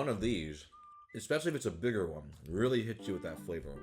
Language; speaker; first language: English; native; English